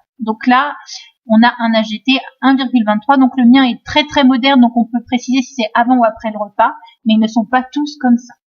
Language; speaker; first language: French; native; French